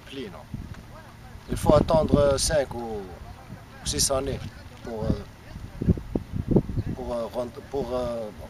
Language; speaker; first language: French; non-native, local second language; Arabic